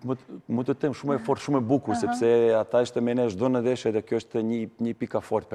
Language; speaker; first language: Albanian; non-native, learner; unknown